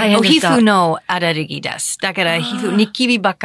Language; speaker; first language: Japanese; non-native, fluent; English